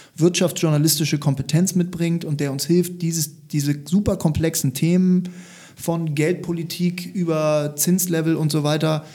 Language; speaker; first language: German; native; German